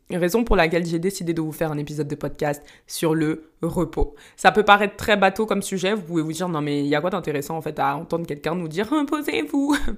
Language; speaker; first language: French; early bilingual, other home language; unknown